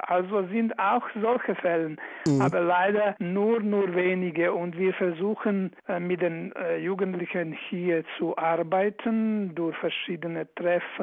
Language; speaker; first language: German; non-native, fluent; Croatian